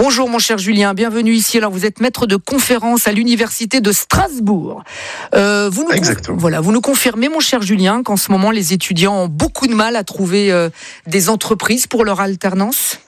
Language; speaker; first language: French; native; French